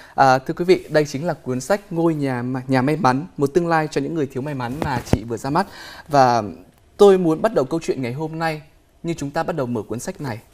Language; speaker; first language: Vietnamese; native; Vietnamese